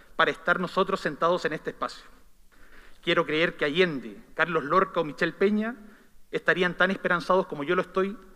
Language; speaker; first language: Spanish; native; Spanish